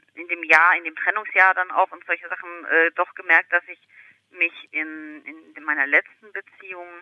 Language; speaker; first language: German; native; German